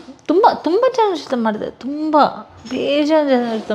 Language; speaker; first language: Kannada; non-native, local second language; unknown